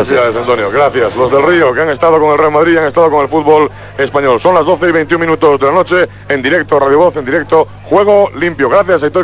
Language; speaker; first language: Spanish; native; Spanish